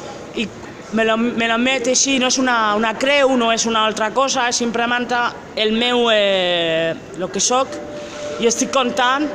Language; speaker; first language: Catalan; non-native, local second language; Spanish